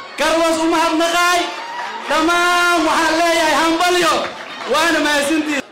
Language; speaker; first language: Somali; non-native, local second language; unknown